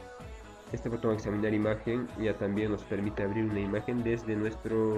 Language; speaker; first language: Spanish; native; Spanish